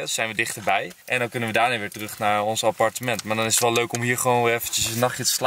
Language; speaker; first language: Dutch; native; Dutch